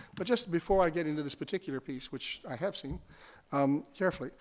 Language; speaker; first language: English; native; English